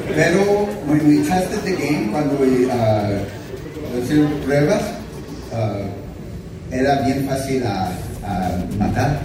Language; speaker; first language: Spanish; early bilingual, heritage; English